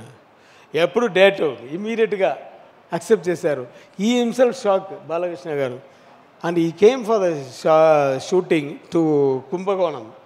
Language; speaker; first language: Telugu; non-native, learner; Tamil